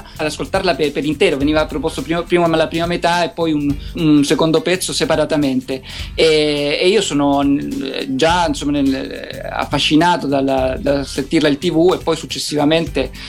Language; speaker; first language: Italian; native; Italian